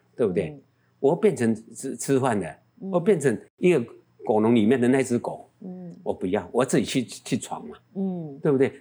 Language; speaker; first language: Chinese; native; Chinese